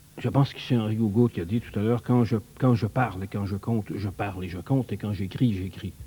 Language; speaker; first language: French; native; French